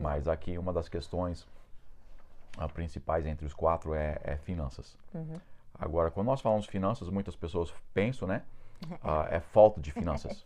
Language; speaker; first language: Portuguese; non-native, fluent; English